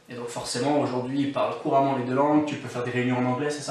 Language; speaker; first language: French; non-native, fluent; English